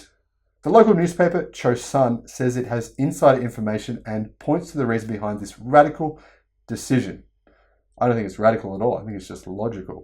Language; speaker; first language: English; native; English